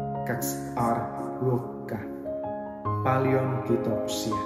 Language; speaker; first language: Finnish; non-native, learner; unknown